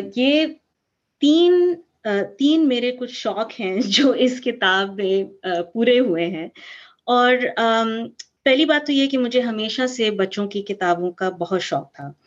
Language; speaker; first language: Urdu; early bilingual, heritage; Urdu